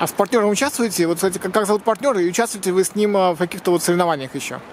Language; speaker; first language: Russian; native; Russian